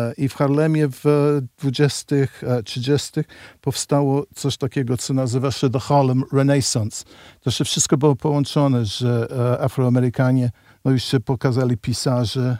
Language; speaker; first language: Polish; early bilingual, heritage; English